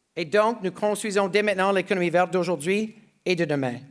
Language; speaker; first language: French; non-native, local second language; English